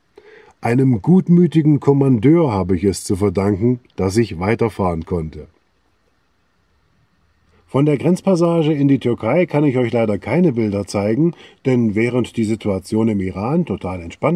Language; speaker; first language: German; native; German